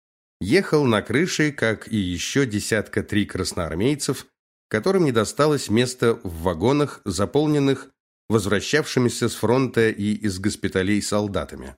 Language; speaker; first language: Russian; native; Russian